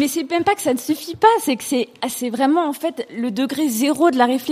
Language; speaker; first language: French; native; French